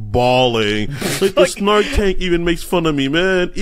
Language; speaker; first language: English; native; English